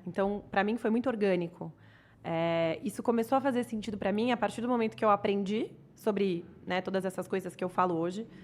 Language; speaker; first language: Portuguese; native; Portuguese